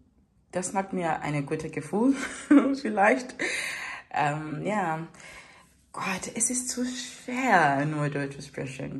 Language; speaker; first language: German; non-native, learner; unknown